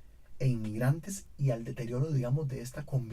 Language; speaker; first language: Spanish; native; Spanish